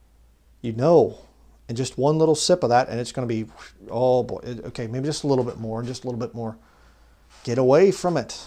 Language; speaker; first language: English; native; English